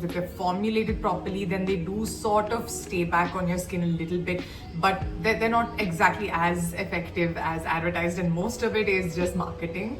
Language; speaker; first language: English; native; English